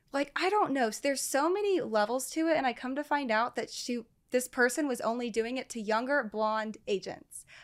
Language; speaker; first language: English; native; English